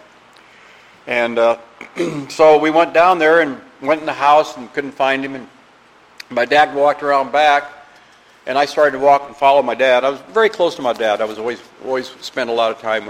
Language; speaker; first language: English; native; English